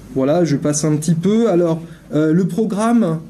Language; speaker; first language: French; native; French